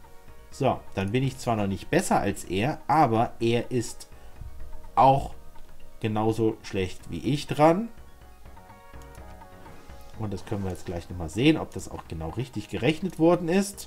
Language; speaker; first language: German; native; German